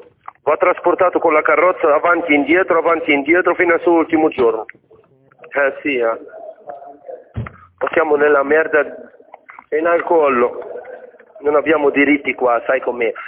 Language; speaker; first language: Italian; non-native, fluent; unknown